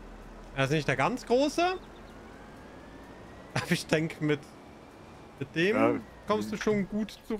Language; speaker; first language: German; native; German